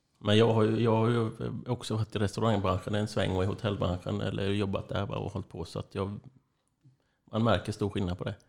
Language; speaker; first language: Swedish; native; Swedish